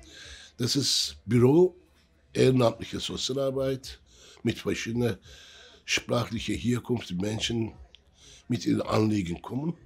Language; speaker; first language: German; early bilingual, other home language; Turkish